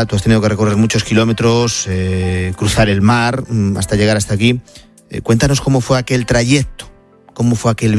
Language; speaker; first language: Spanish; native; Spanish